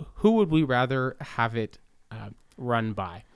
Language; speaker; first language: English; native; English